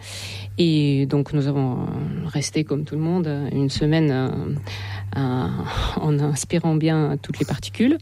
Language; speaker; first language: French; non-native, fluent; Russian